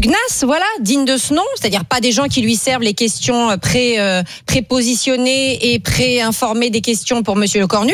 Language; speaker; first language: French; native; French